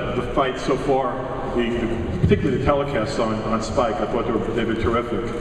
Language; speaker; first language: English; native; English